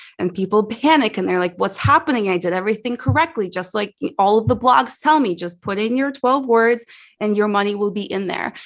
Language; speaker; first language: English; early bilingual, other home language; Russian